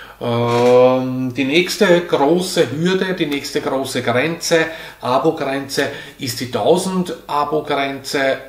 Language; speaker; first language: German; early bilingual, other home language; Hungarian